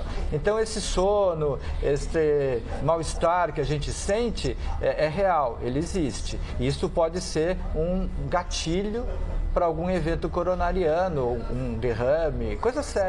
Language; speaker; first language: Portuguese; native; Portuguese